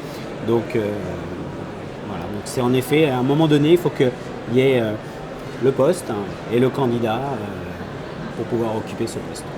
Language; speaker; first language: French; native; French